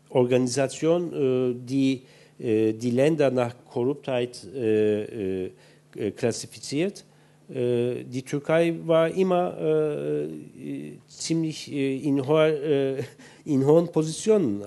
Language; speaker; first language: German; non-native, fluent; Turkish